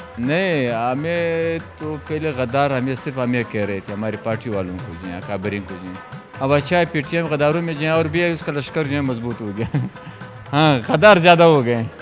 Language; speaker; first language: Urdu; non-native, local second language; Pashto